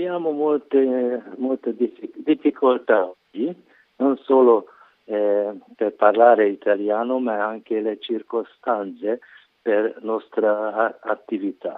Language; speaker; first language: Italian; non-native, learner; Hungarian